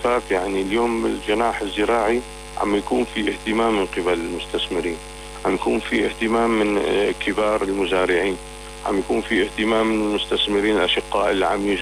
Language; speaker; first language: Arabic; native; Arabic